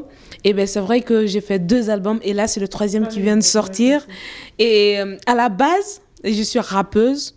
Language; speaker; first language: French; non-native, local second language; Bambara